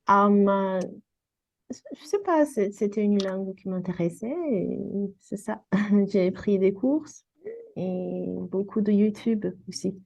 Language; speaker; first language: French; non-native, fluent; Portuguese